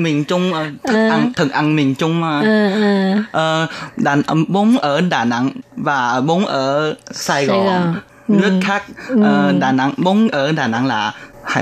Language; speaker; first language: Vietnamese; non-native, learner; Chinese